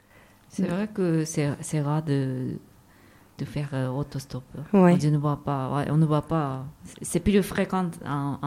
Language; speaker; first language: French; non-native, fluent; Japanese